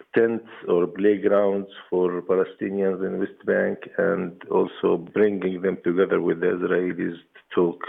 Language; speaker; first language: English; non-native, fluent; Arabic